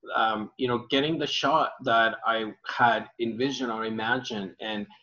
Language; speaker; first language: English; early bilingual, other home language; Spanish